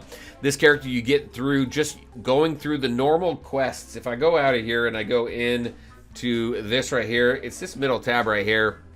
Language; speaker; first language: English; native; English